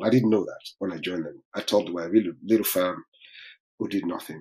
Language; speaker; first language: English; non-native, local second language; Yoruba